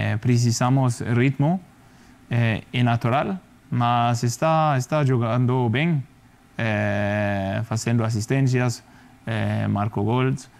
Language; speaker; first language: Spanish; non-native, fluent; Danish